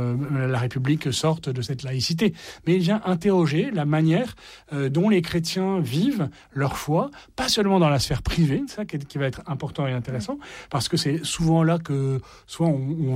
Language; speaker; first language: French; native; French